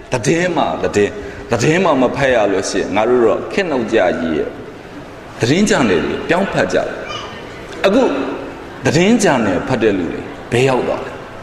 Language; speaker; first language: Burmese; native; Burmese